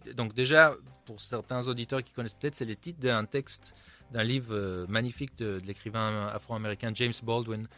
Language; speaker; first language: French; non-native, fluent; Hebrew